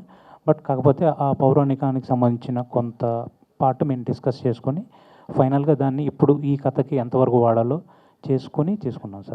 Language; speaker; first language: Telugu; native; Telugu